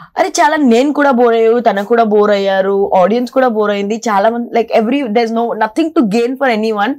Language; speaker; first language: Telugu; non-native, local second language; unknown